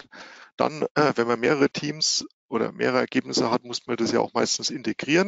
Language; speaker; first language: German; native; German